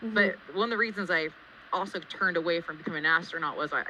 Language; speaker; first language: English; native; English